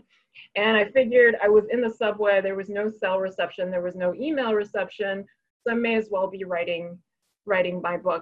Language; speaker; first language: English; early bilingual, other home language; Chinese